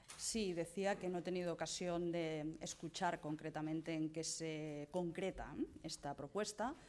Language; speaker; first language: Spanish; non-native, local second language; Catalan